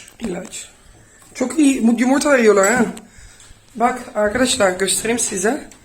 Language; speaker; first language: Turkish; early bilingual, heritage; Turkish